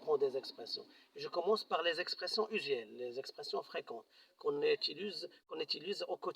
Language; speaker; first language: French; non-native, local second language; Arabic